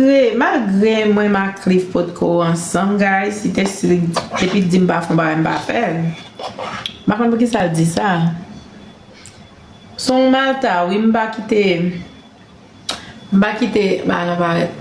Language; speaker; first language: French; non-native, learner; Haitian Creole